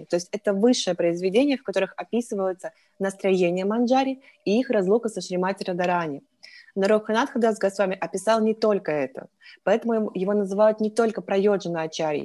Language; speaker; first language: Russian; native; Russian